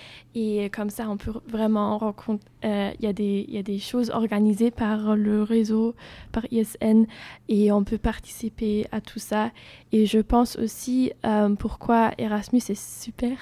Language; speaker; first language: French; non-native, fluent; German